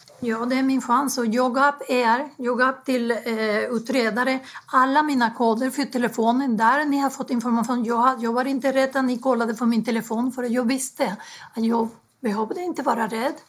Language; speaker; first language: Swedish; non-native, fluent; Spanish